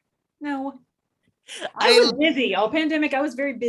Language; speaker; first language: English; native; English